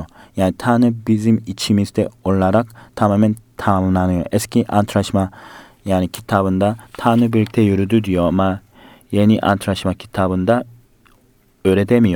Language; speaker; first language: Turkish; non-native, fluent; Korean